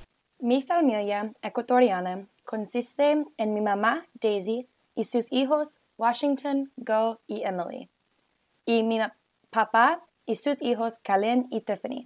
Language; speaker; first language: Spanish; non-native, learner; English